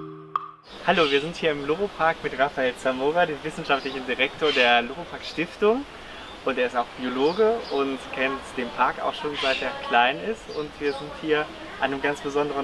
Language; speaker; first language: German; native; German